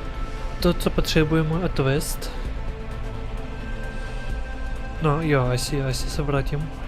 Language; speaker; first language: Czech; non-native, learner; Ukrainian